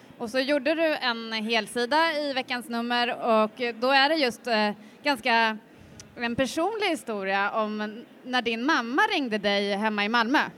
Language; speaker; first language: Swedish; native; Swedish